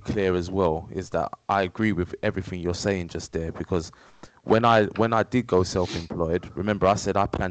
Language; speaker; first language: English; native; English